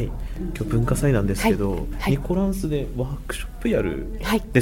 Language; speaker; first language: Japanese; native; Japanese